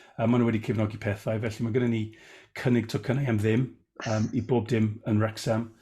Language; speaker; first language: Welsh; non-native, local second language; English